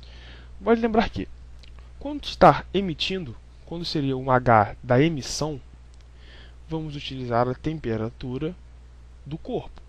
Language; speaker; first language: Portuguese; native; Portuguese